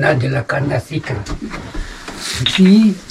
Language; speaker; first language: French; non-native, learner; Malagasy